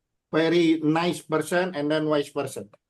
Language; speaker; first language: English; non-native, learner; Indonesian